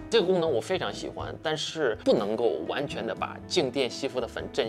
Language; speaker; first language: Chinese; native; Chinese